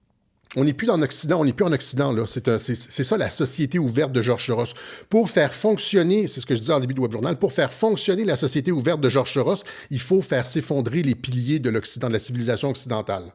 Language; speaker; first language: French; native; French